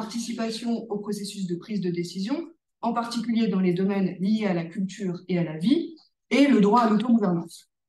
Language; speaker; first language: French; native; French